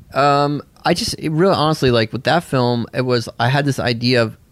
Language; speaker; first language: English; native; English